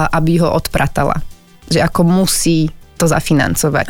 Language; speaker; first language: Slovak; native; Slovak